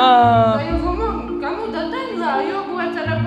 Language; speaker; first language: Indonesian; non-native, learner; Russian